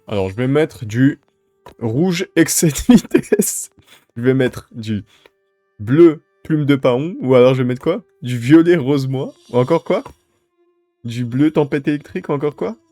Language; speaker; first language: French; native; French